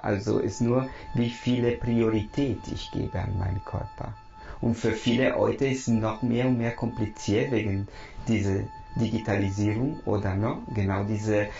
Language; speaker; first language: German; non-native, fluent; Italian